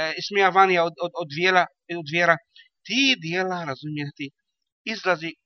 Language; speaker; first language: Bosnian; non-native, learner; Arabic